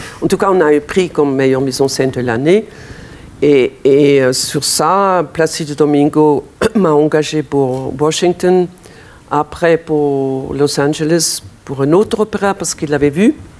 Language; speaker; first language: French; non-native, fluent; German